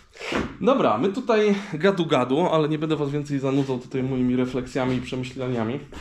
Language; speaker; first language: Polish; native; Polish